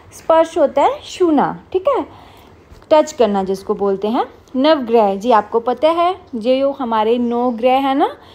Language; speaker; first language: Hindi; non-native, local second language; Punjabi